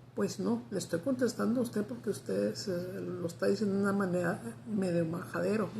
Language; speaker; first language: Spanish; early bilingual, heritage; Spanish